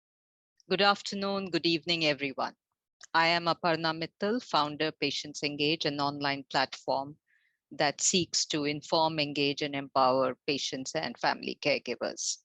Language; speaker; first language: English; non-native, local second language; Hindi